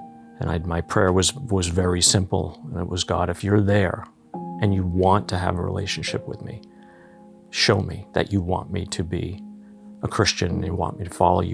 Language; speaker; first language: English; native; English